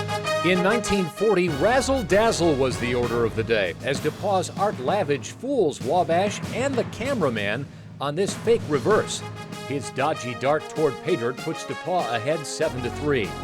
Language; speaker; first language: English; native; English